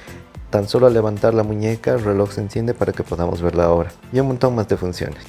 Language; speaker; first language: Spanish; native; Spanish